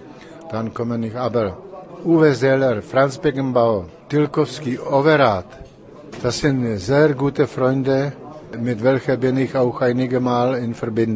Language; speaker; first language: German; non-native, learner; Czech